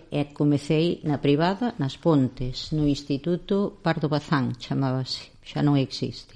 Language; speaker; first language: Galician; native; Galician